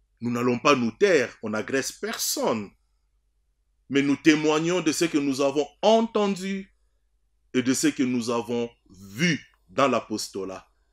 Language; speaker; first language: French; non-native, local second language; Swahili